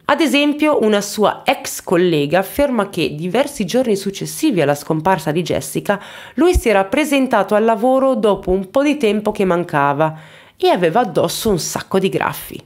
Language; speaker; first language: Italian; native; Italian